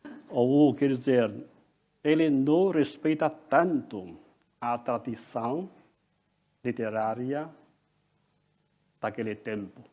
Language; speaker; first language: Portuguese; non-native, fluent; Chinese